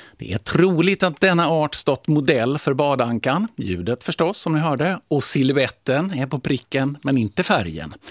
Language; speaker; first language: Swedish; native; Swedish